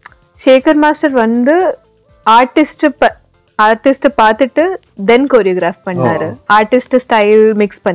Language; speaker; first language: Tamil; non-native, learner; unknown